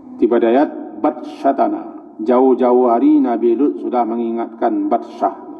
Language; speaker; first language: Malay; non-native, local second language; Minangkabau